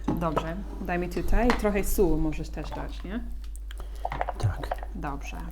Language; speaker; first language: Polish; non-native, learner; English